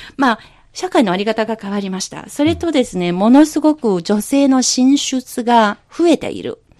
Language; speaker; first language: Japanese; non-native, local second language; Chinese